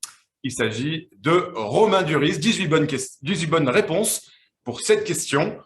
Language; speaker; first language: French; native; French